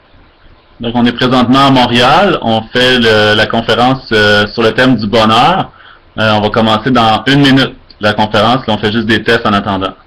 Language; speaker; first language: French; native; French